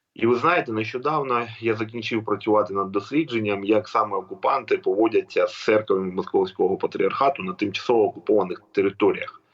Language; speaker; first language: Ukrainian; native; Ukrainian